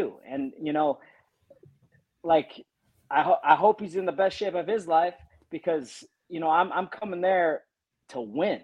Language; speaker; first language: English; native; English